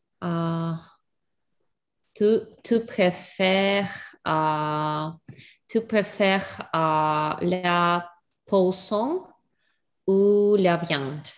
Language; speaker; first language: French; non-native, learner; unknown